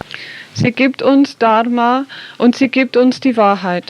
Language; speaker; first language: German; non-native, fluent; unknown